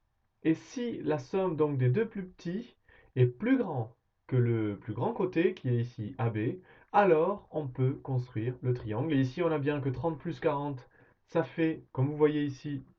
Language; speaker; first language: French; native; French